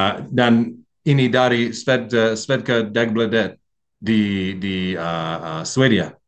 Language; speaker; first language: Indonesian; non-native, learner; English